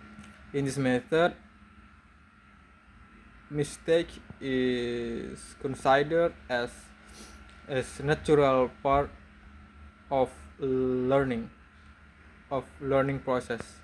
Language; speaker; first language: English; non-native, learner; Indonesian